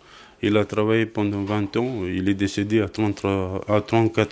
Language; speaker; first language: French; non-native, fluent; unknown